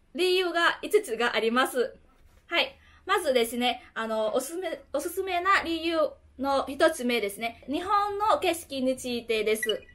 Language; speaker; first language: Japanese; non-native, fluent; Vietnamese